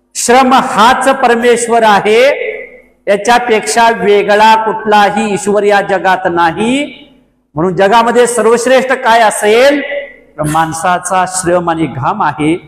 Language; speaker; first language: Marathi; native; Marathi